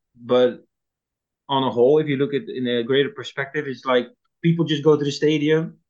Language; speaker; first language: English; non-native, fluent; Dutch